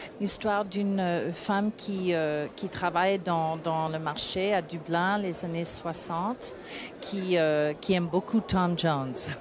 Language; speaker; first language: French; non-native, learner; English